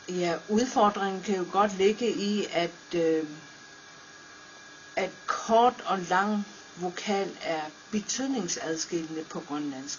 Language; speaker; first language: Danish; non-native, local second language; Kalaallisut